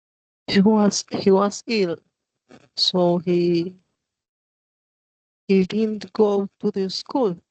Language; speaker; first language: English; non-native, learner; Spanish